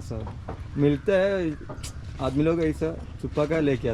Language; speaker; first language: Hindi; non-native, local second language; Malayalam